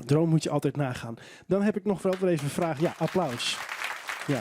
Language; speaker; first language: Dutch; non-native, local second language; Western Frisian